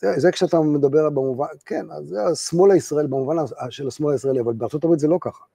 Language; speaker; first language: Hebrew; native; Hebrew